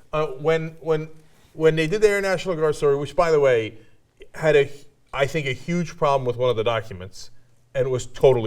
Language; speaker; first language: English; native; English